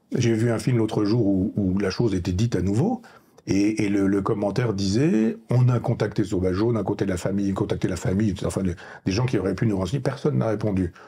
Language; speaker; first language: French; native; French